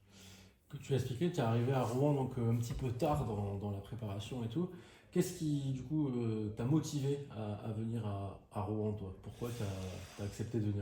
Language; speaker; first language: French; native; French